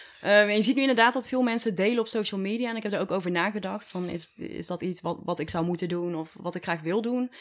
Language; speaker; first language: Dutch; native; Dutch